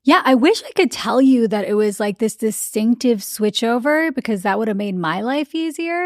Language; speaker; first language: English; early bilingual, other home language; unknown